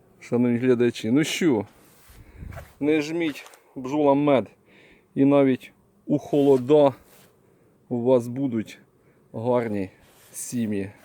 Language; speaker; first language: Ukrainian; native; Ukrainian